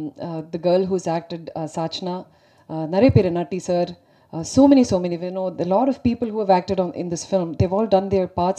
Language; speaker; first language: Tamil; non-native, fluent; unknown